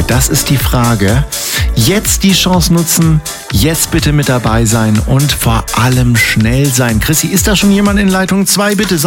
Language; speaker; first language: German; native; German